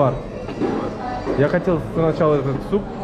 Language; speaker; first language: Russian; non-native, learner; Turkish